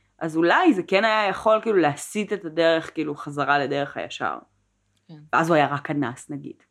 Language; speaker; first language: Hebrew; native; Hebrew